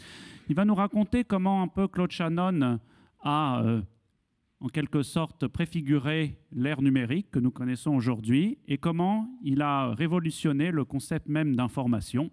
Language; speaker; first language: French; native; French